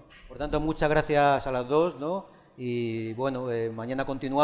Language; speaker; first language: Spanish; native; Spanish